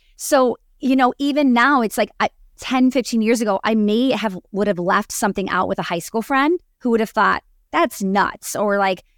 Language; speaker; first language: English; native; English